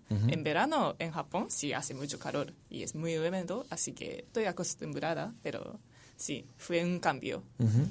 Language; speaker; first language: Spanish; non-native, fluent; Japanese